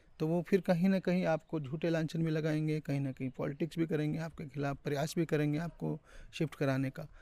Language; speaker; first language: Hindi; native; Hindi